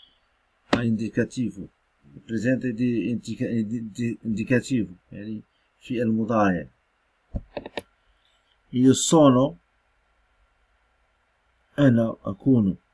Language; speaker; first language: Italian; non-native, fluent; Arabic